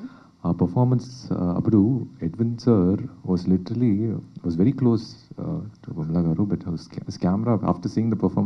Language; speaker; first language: Telugu; non-native, local second language; Tamil